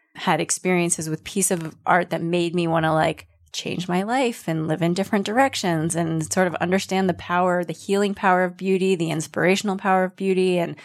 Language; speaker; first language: English; native; English